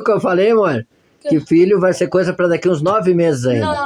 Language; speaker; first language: Portuguese; native; Portuguese